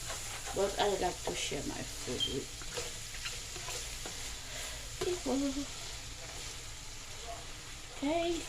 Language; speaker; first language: English; non-native, learner; Haitian Creole